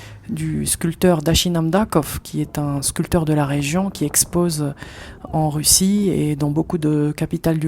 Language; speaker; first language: French; native; French